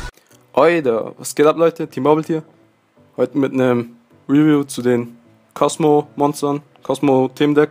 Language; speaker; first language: German; native; German